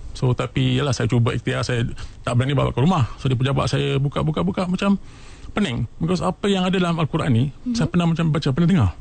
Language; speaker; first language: Malay; native; Malay